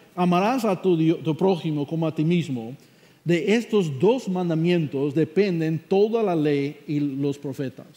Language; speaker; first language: Spanish; non-native, fluent; English